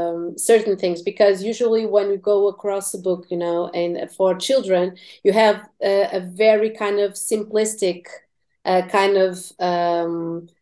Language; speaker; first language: English; non-native, fluent; Portuguese